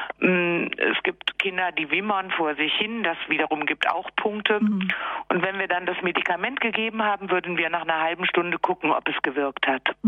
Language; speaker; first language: German; native; German